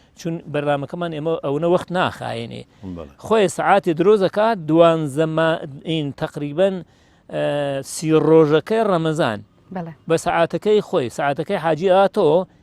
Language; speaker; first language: Central Kurdish; non-native, local second language; Gurani